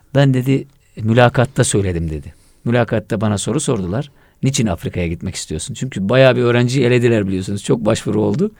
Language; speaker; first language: Turkish; native; Turkish